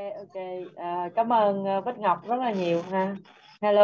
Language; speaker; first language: Vietnamese; native; Vietnamese